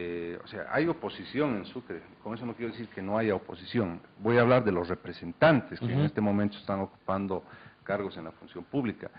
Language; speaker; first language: Spanish; native; Spanish